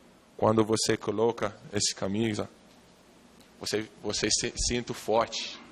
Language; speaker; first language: Portuguese; non-native, learner; English